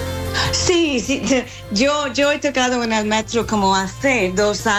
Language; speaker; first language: Spanish; non-native, fluent; English